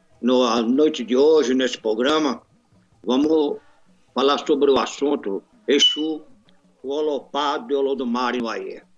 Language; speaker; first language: Portuguese; native; Portuguese